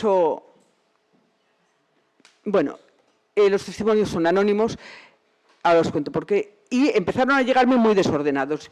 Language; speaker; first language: Spanish; native; Spanish